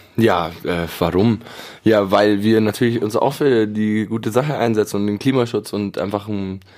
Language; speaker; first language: German; native; German